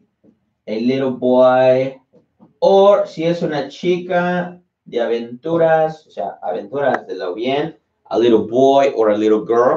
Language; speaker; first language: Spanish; native; Spanish